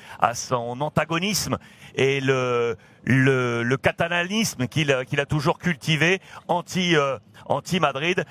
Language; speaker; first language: French; native; French